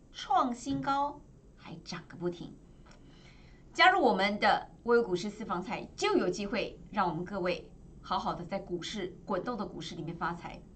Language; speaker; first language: Chinese; native; Chinese